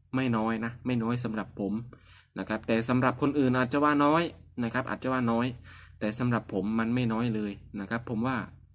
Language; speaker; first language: Thai; non-native, local second language; Northern Khmer